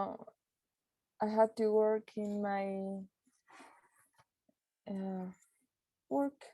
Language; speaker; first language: English; non-native, learner; Spanish